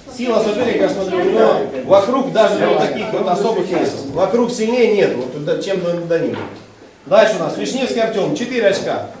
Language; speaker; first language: Russian; non-native, local second language; Ukrainian